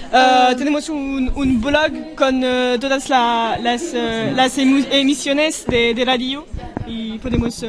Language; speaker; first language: Spanish; non-native, learner; French